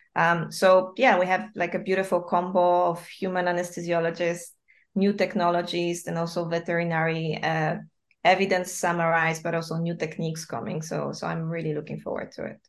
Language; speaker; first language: English; non-native, fluent; Polish